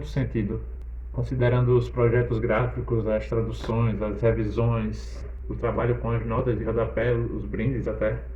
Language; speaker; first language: Portuguese; native; Portuguese